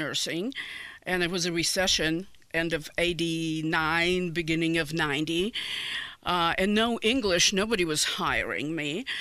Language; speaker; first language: English; non-native, fluent; Ukrainian